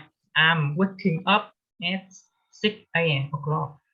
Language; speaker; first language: English; non-native, learner; Vietnamese